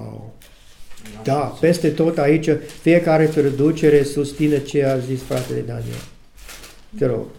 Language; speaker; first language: Romanian; non-native, learner; English